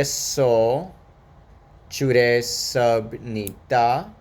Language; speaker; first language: Korean; non-native, learner; English